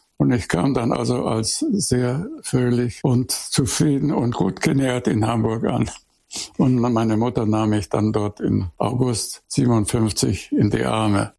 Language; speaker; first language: German; early bilingual, heritage; German